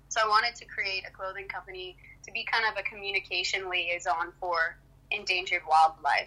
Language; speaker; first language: English; native; English